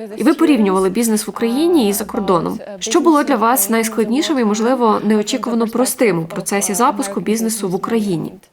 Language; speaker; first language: Ukrainian; native; Ukrainian